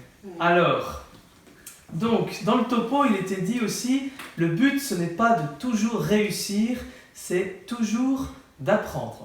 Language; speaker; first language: French; native; French